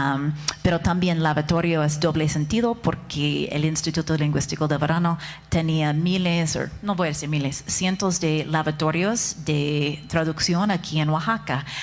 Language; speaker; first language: Spanish; non-native, fluent; English